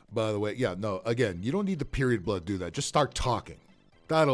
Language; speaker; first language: English; native; English